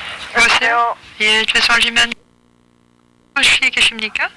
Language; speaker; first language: Korean; non-native, learner; French